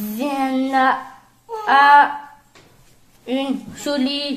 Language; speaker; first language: French; native; French